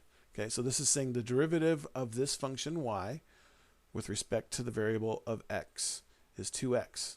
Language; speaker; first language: English; native; English